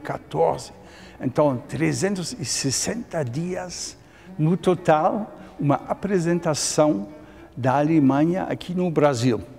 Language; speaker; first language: Portuguese; non-native, fluent; German